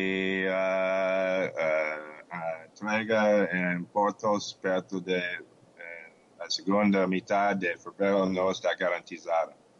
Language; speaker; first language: Portuguese; non-native, fluent; English